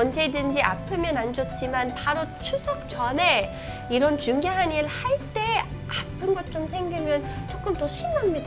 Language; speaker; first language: Korean; non-native, fluent; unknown